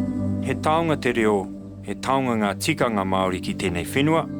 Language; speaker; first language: Māori; non-native, local second language; English